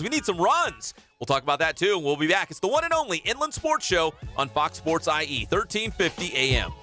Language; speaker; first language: English; native; English